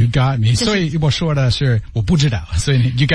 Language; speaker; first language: Chinese; non-native, learner; English